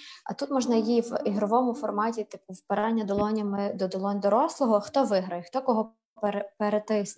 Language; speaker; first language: Ukrainian; native; Ukrainian